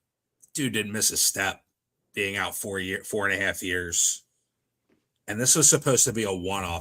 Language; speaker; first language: English; native; English